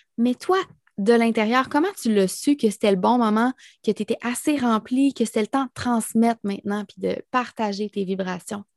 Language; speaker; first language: French; native; French